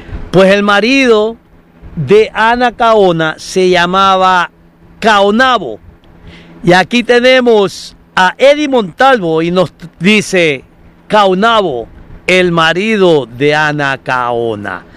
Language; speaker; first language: Spanish; native; Spanish